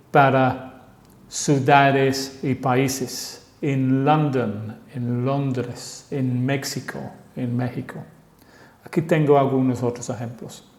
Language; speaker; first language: Spanish; non-native, fluent; English